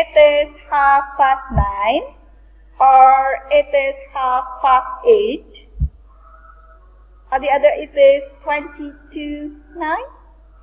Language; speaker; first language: English; non-native, learner; Indonesian